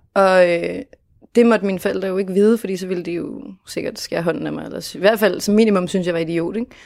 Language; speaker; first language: Danish; native; Danish